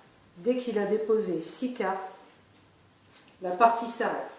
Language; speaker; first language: French; native; French